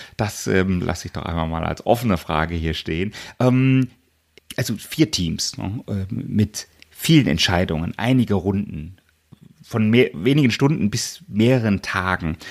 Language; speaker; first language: German; native; German